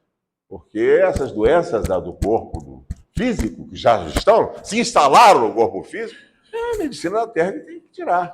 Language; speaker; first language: Portuguese; native; Portuguese